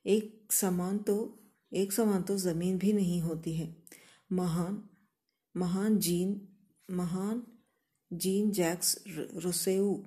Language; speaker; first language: Hindi; non-native, local second language; Kannada